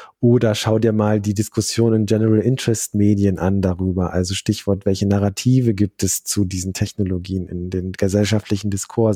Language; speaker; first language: German; native; German